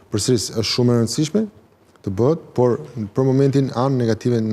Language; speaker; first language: Albanian; native; Albanian